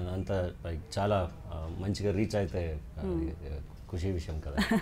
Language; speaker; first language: Telugu; non-native, learner; Kannada